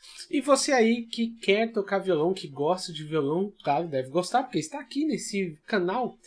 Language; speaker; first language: Portuguese; native; Portuguese